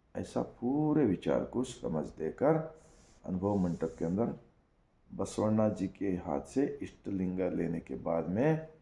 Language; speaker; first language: Hindi; non-native, local second language; Kannada